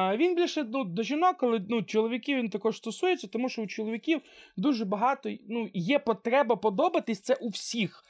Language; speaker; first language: Ukrainian; non-native, local second language; Russian